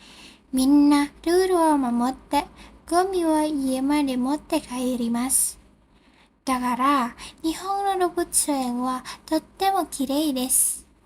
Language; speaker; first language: Japanese; non-native, learner; Indonesian